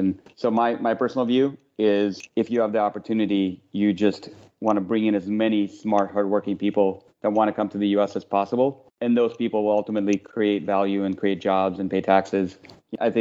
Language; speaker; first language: English; native; English